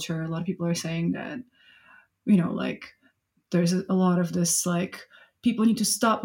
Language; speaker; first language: English; non-native, fluent; Russian